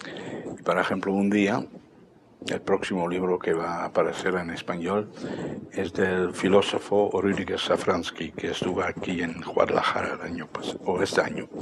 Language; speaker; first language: Spanish; non-native, fluent; Dutch